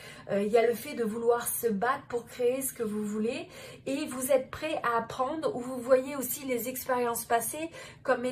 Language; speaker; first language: French; native; French